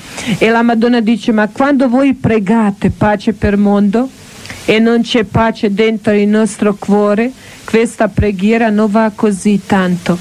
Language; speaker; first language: Italian; non-native, learner; Croatian